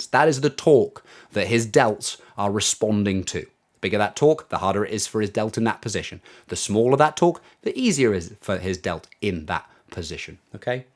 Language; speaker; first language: English; native; English